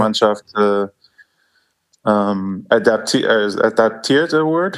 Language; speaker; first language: German; non-native, learner; English